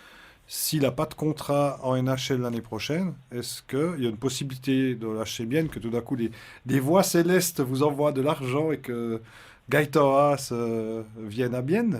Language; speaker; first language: French; native; French